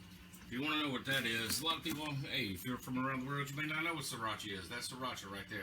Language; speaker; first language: English; native; English